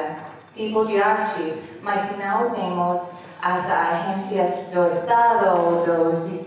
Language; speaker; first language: Portuguese; non-native, learner; English